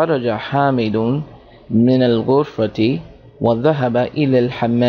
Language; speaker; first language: Arabic; non-native, fluent; English